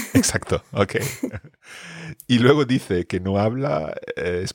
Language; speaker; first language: Spanish; non-native, fluent; English